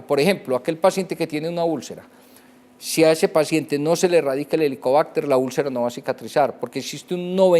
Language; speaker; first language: Spanish; native; Spanish